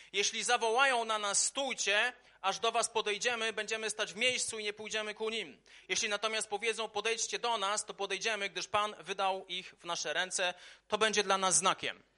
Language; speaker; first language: Polish; native; Polish